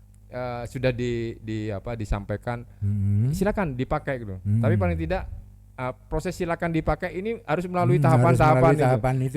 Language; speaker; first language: Indonesian; non-native, local second language; Javanese